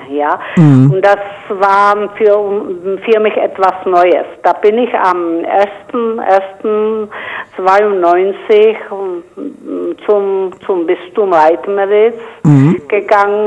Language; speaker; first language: German; non-native, fluent; Czech